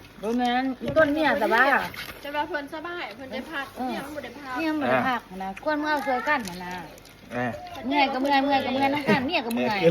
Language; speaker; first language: Thai; non-native, local second language; Lao